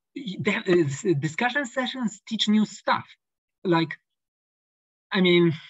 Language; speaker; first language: English; non-native, fluent; Polish